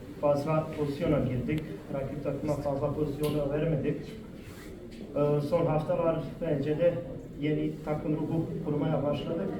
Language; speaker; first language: Turkish; non-native, fluent; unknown